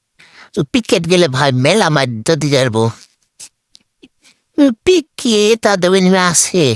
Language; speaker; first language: Bangla; native; Bangla